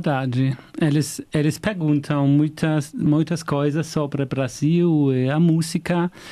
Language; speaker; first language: Portuguese; non-native, fluent; German